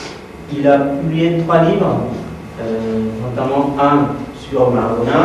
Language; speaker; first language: French; non-native, fluent; Spanish